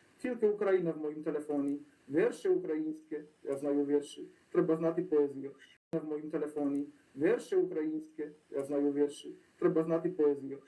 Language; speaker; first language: Polish; non-native, learner; Ukrainian